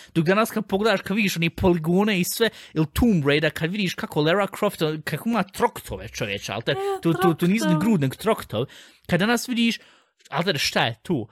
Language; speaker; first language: Bosnian; early bilingual, heritage; Bosnian